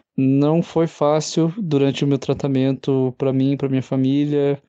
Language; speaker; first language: Portuguese; native; Portuguese